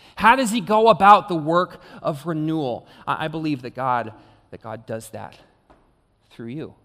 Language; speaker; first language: English; native; English